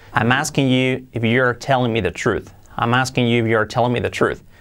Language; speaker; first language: English; non-native, fluent; Spanish